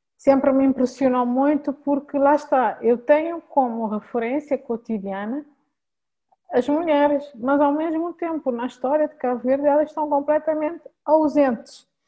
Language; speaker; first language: Portuguese; non-native, local second language; Kabuverdianu